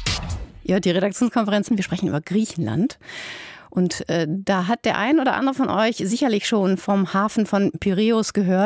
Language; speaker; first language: German; native; German